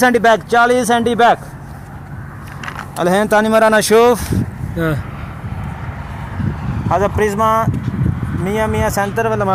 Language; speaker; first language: Arabic; non-native, learner; Punjabi